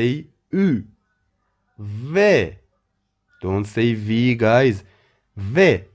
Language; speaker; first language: English; non-native, fluent; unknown